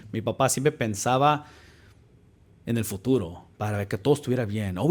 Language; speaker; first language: Spanish; early bilingual, heritage; Spanish